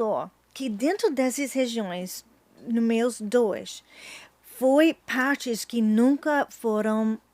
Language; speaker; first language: Portuguese; non-native, fluent; English